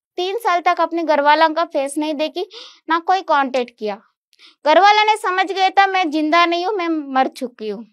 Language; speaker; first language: Hindi; non-native, local second language; Kannada